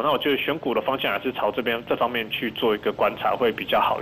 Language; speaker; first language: Chinese; native; Chinese